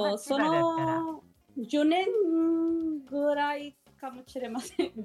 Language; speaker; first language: Japanese; non-native, learner; Spanish